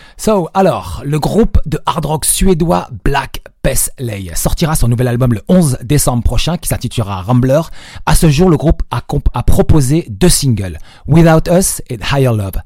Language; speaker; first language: French; non-native, local second language; Arabic